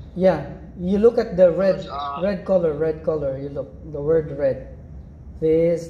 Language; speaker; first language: English; non-native, fluent; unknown